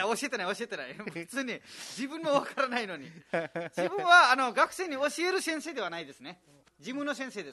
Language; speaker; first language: Japanese; non-native, fluent; Nepali